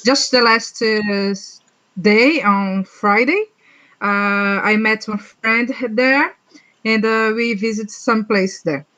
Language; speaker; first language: English; non-native, learner; Portuguese